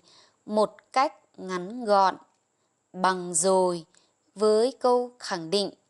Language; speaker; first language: Vietnamese; non-native, fluent; Lao